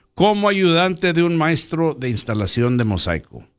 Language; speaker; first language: Spanish; early bilingual, heritage; Spanish